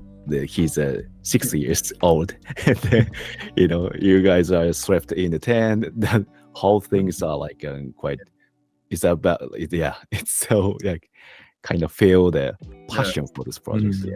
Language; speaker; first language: English; non-native, learner; Japanese